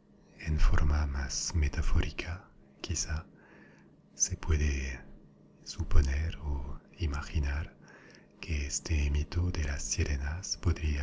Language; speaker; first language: Spanish; non-native, fluent; French